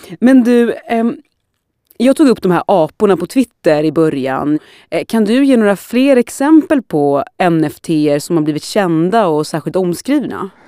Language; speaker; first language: Swedish; native; Swedish